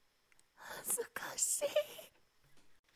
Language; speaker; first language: Japanese; non-native, learner; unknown